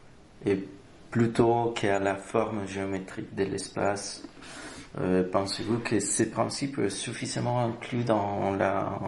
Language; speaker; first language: French; non-native, fluent; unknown